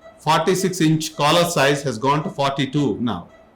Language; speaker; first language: English; non-native, local second language; Telugu